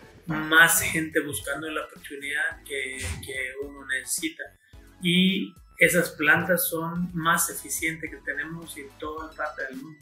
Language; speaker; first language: Spanish; non-native, fluent; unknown